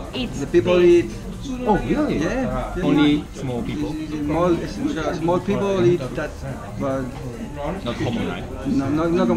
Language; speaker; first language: English; non-native, learner; Spanish